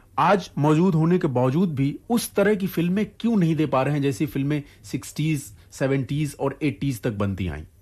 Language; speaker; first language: Hindi; native; Hindi